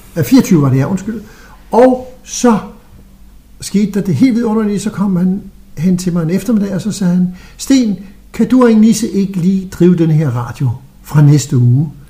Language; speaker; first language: Danish; native; Danish